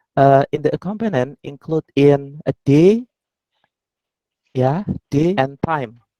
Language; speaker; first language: English; non-native, learner; Indonesian